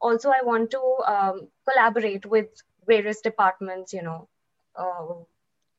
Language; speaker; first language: English; non-native, local second language; Hindi